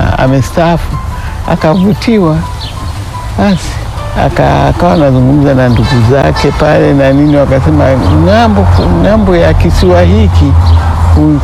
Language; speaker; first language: Swahili; early bilingual, other home language; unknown